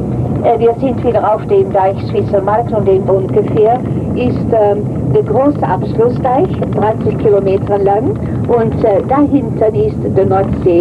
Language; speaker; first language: German; non-native, fluent; Dutch